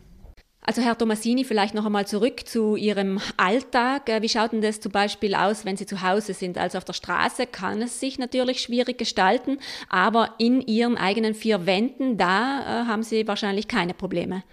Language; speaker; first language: German; native; German